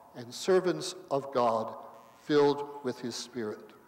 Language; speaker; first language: English; native; English